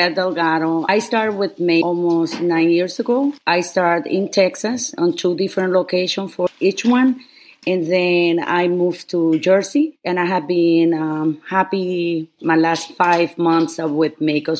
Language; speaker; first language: English; non-native, fluent; Spanish